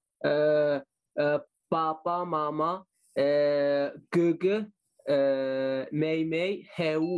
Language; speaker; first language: Chinese; non-native, learner; Arabic